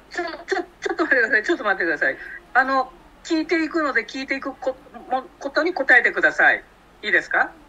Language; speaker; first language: Japanese; native; Japanese